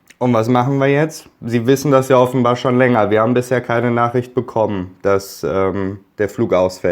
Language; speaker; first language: German; native; German